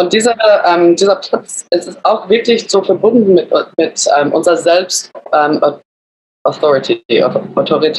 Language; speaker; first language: German; early bilingual, other home language; English